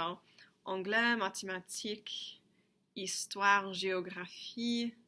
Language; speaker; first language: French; non-native, fluent; English